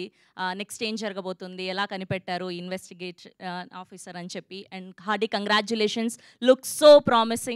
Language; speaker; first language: Telugu; native; Telugu